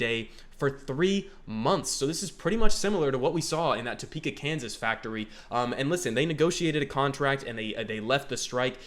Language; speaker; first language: English; native; English